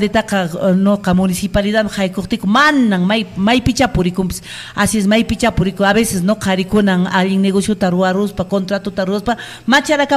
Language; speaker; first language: Spanish; native; Spanish